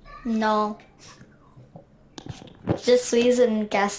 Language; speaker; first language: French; non-native, learner; English